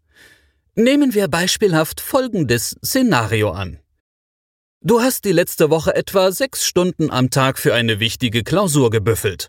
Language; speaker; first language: German; native; German